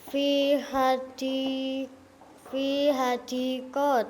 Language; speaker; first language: Arabic; non-native, learner; Indonesian